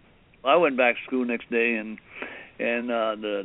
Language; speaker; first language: English; early bilingual, other home language; Cantonese